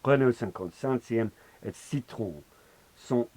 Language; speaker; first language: French; non-native, learner; English